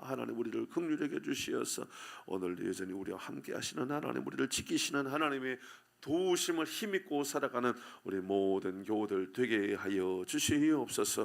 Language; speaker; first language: Korean; native; Korean